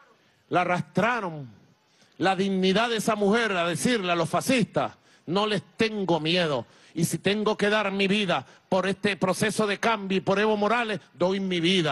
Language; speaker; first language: Spanish; native; Spanish